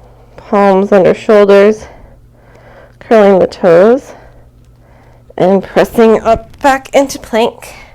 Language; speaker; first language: English; native; English